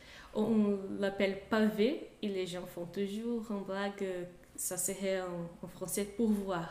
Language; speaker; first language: French; non-native, fluent; Portuguese